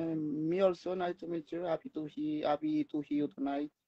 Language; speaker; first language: English; non-native, learner; Haitian Creole